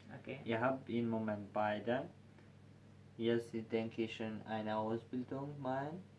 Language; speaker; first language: German; non-native, learner; Albanian